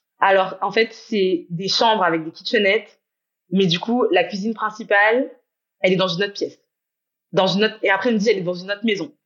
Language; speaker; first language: French; native; French